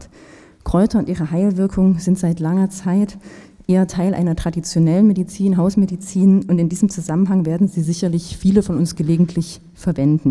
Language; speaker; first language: German; native; German